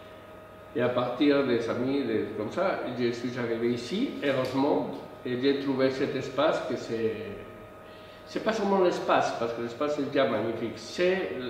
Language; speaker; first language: French; non-native, fluent; Spanish